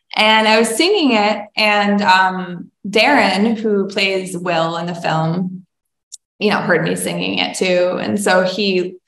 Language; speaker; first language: English; native; English